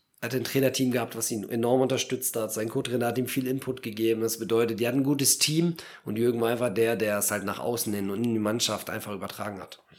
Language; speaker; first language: German; early bilingual, other home language; Polish